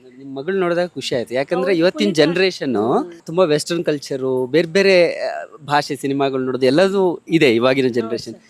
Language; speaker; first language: Kannada; native; Kannada